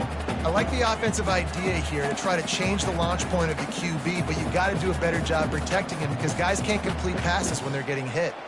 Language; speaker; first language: English; native; English